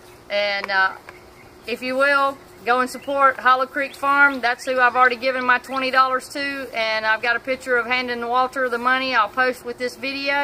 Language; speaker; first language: English; native; English